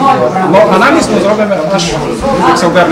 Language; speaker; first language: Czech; non-native, learner; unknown